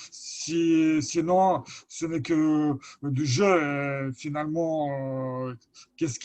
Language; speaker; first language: French; non-native, fluent; Lithuanian